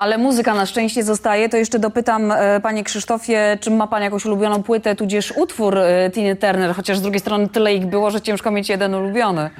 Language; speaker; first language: Polish; native; Polish